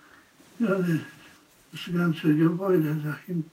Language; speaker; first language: German; non-native, fluent; Polish